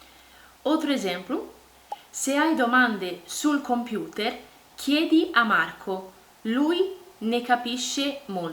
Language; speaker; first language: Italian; non-native, fluent; Portuguese